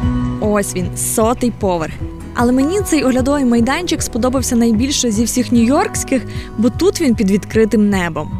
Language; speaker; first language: Ukrainian; native; Ukrainian